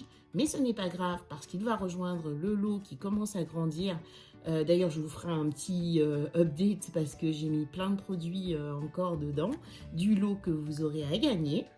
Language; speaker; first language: French; native; French